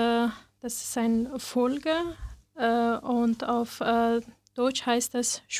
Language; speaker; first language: German; non-native, learner; Persian